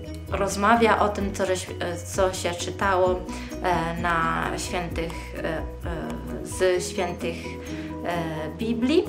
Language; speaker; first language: Polish; early bilingual, heritage; Polish